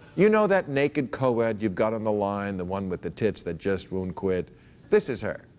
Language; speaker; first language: English; native; English